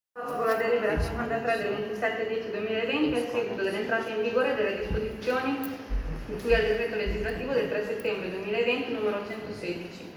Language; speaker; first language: Italian; native; Italian